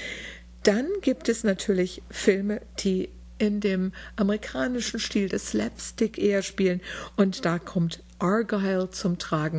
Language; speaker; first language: German; native; German